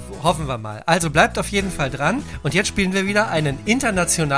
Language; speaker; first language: German; native; German